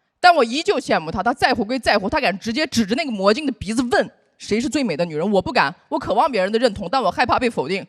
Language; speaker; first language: Chinese; non-native, local second language; Uyghur